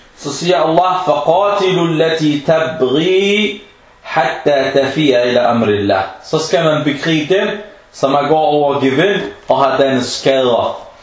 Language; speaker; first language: Danish; early bilingual, other home language; Arabic